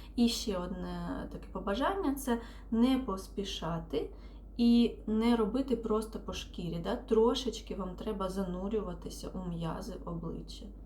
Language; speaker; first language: Ukrainian; non-native, local second language; Russian